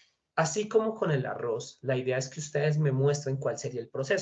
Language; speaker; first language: Spanish; native; Spanish